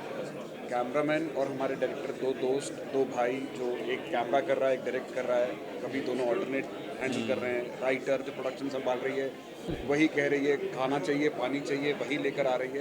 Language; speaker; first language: Hindi; native; Hindi